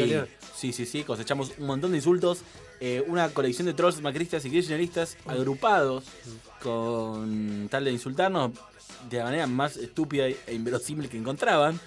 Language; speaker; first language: Spanish; native; Spanish